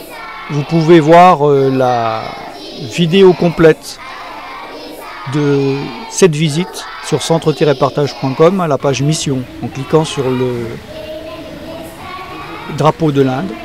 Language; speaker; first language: French; native; French